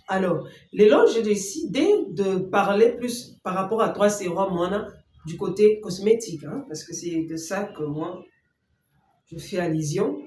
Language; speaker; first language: French; non-native, local second language; Lingala